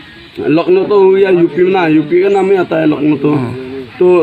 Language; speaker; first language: Hindi; non-native, local second language; Karbi